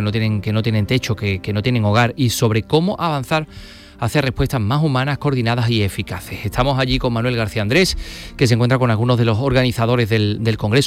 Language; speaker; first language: Spanish; native; Spanish